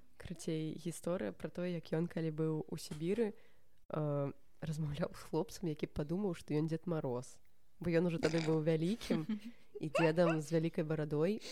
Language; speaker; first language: Belarusian; non-native, local second language; Russian